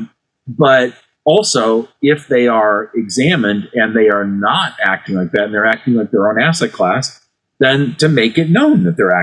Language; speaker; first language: English; native; English